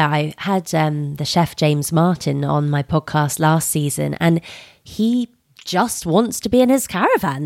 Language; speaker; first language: English; native; English